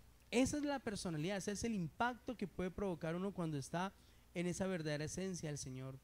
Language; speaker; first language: Spanish; native; Spanish